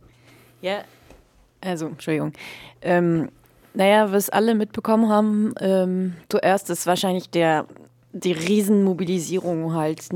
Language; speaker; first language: German; native; German